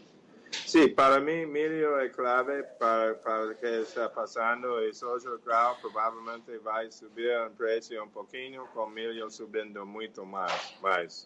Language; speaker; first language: Portuguese; non-native, fluent; English